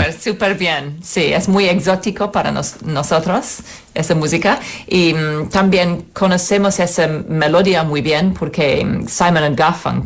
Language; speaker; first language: Spanish; non-native, fluent; English